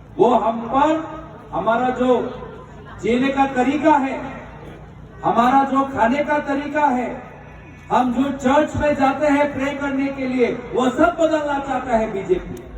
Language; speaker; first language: Hindi; non-native, local second language; Assamese